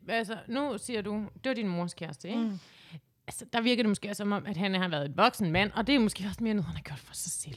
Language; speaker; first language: Danish; native; Danish